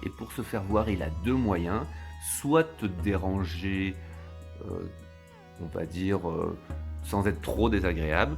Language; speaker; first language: French; native; French